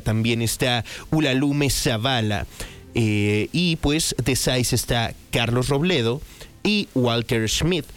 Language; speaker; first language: Spanish; native; Spanish